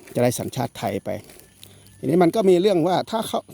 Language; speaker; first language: Thai; non-native, local second language; Northeastern Thai